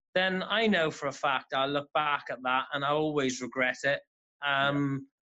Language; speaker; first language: English; native; English